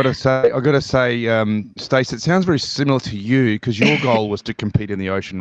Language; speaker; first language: English; native; English